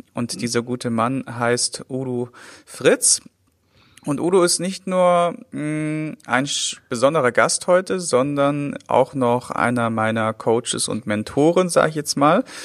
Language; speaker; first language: German; native; German